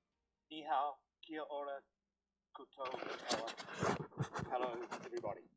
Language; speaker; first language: English; native; English